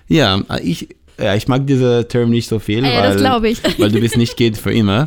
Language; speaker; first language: German; non-native, learner; Hebrew